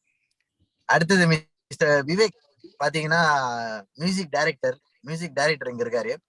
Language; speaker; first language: Tamil; native; Tamil